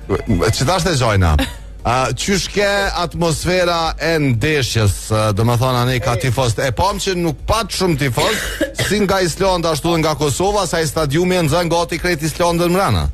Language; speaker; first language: Albanian; native; Albanian